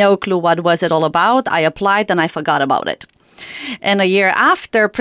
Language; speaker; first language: English; non-native, fluent; Romanian